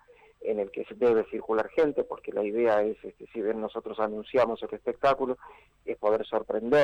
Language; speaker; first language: Spanish; native; Spanish